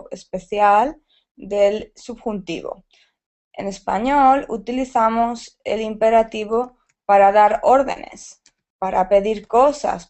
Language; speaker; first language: Spanish; native; Spanish